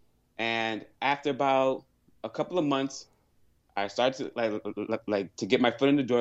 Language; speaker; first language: English; native; English